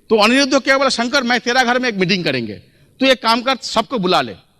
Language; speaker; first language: Hindi; non-native, local second language; Bangla